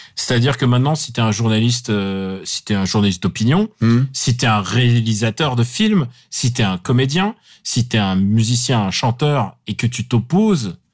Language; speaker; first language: French; non-native, fluent; Russian